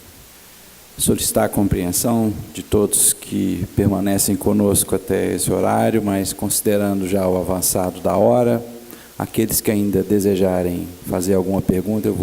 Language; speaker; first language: Portuguese; native; Portuguese